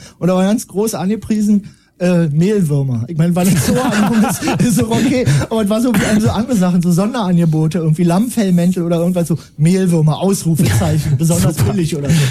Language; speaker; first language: German; native; German